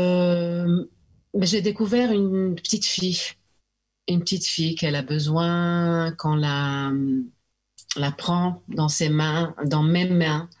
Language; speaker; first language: French; early bilingual, heritage; French